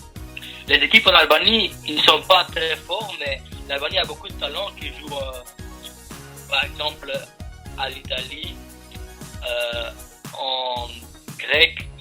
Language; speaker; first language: French; non-native, learner; Albanian